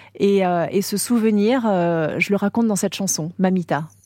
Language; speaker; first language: French; native; French